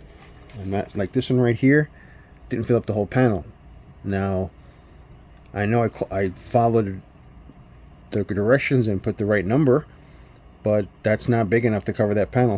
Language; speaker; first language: English; native; English